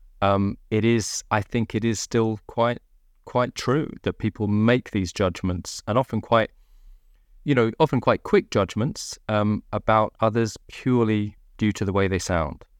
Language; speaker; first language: English; native; English